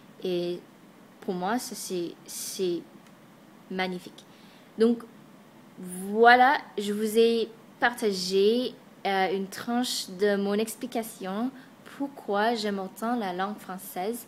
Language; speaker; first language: French; non-native, fluent; English